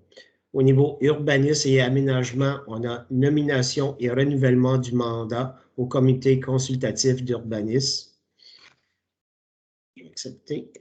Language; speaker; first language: French; native; French